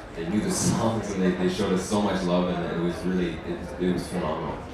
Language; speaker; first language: English; native; English